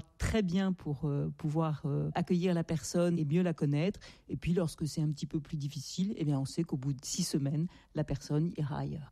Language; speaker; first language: French; native; French